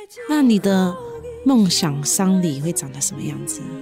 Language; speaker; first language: Chinese; native; Chinese